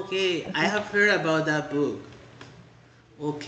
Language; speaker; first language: English; non-native, fluent; Spanish